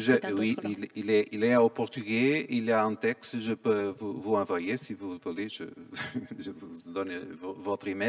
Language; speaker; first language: French; non-native, fluent; Portuguese